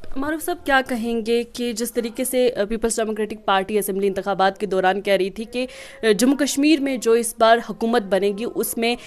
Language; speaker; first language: Hindi; non-native, local second language; Kashmiri